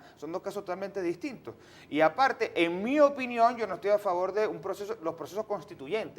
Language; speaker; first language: Spanish; native; Spanish